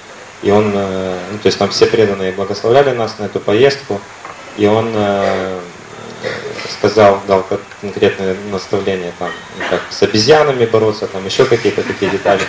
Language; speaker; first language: Russian; native; Russian